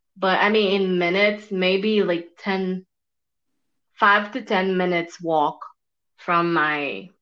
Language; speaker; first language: English; non-native, fluent; French